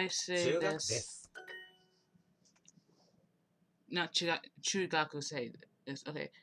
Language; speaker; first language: Japanese; non-native, learner; English